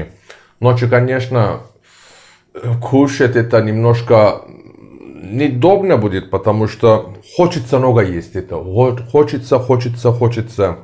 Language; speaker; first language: Russian; non-native, learner; Turkish